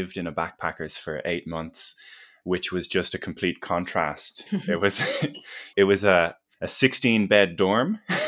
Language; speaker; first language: English; native; English